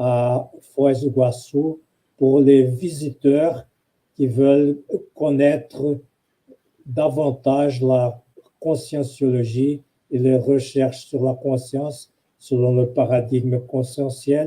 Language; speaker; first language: French; non-native, fluent; Portuguese